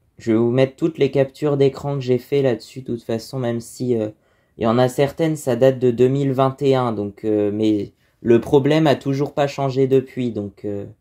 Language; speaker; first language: French; native; French